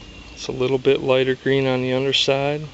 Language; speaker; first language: English; native; English